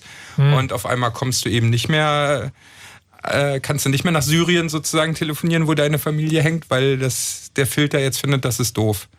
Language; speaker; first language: German; native; German